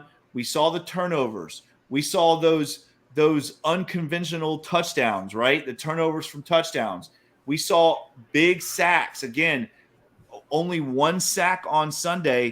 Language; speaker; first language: English; native; English